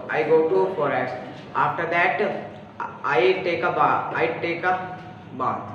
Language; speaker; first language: English; non-native, learner; Hindi